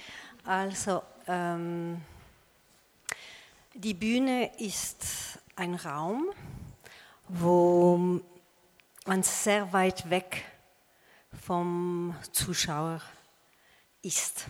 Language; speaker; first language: German; non-native, fluent; French